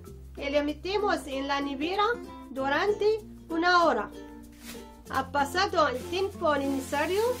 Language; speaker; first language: Spanish; non-native, fluent; Arabic